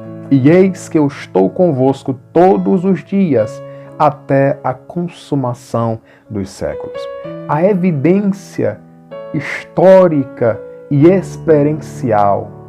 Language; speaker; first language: Portuguese; native; Portuguese